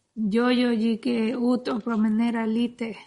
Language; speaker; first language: Swedish; non-native, learner; Spanish